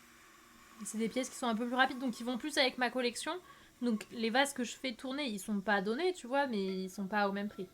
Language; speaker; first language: French; native; French